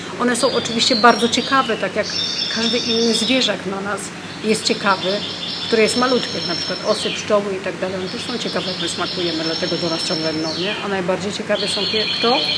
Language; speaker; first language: Polish; native; Polish